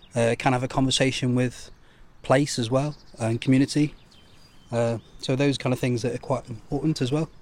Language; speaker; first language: English; native; English